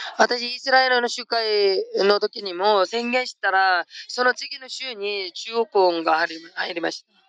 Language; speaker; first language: Japanese; non-native, fluent; Korean